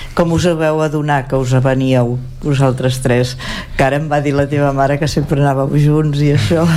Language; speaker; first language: Catalan; native; Catalan